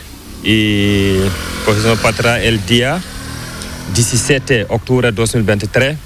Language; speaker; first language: Spanish; non-native, learner; Fula